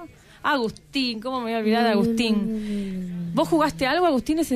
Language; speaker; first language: Spanish; native; Spanish